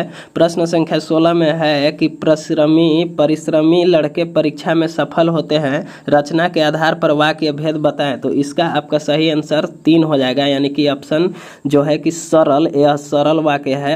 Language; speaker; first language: Hindi; native; Hindi